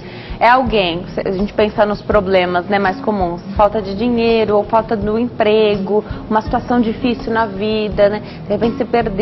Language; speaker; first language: Portuguese; native; Portuguese